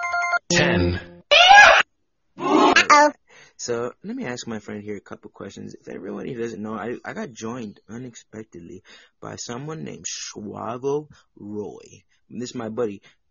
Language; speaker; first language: English; native; English